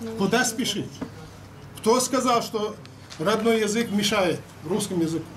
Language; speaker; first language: Russian; non-native, local second language; Chechen